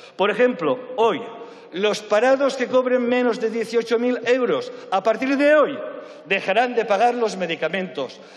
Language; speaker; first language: Spanish; non-native, local second language; Catalan